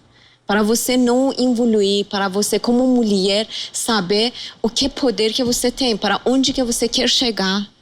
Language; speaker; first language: Portuguese; non-native, fluent; Persian